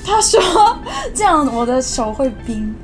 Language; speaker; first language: Chinese; non-native, fluent; Japanese